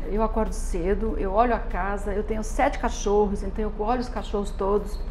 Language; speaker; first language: Portuguese; native; Portuguese